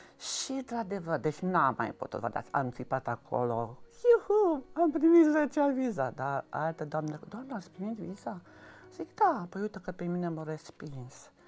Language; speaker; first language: Romanian; non-native, local second language; Hungarian